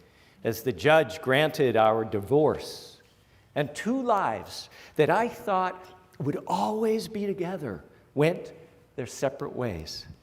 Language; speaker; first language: English; native; English